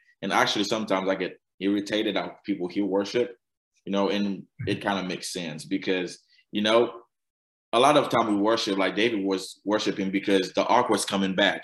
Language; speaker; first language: English; non-native, fluent; Haitian Creole